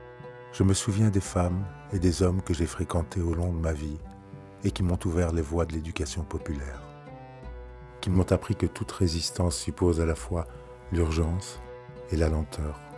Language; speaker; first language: French; native; French